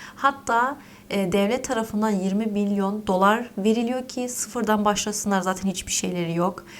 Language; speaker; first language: Turkish; early bilingual, heritage; Turkish